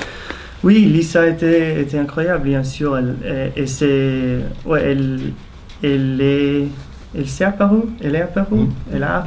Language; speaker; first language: French; non-native, fluent; English